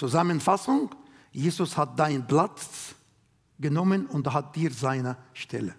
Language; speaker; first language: German; non-native, learner; Arabic